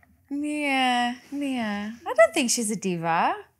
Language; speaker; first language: English; non-native, local second language; Afrikaans